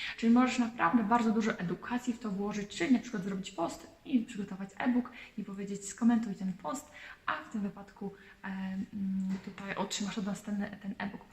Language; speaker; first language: Polish; native; Polish